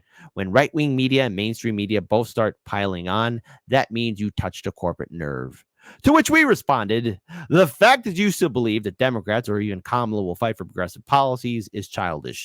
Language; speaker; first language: English; native; English